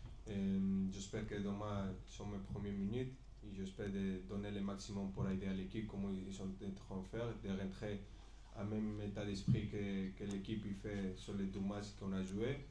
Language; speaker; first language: French; non-native, fluent; Spanish